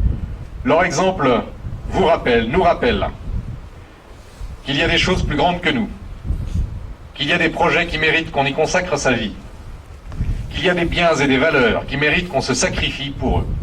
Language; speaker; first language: French; native; French